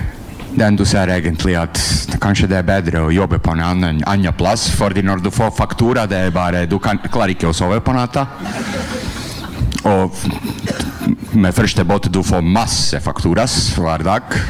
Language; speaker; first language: Norwegian; non-native, learner; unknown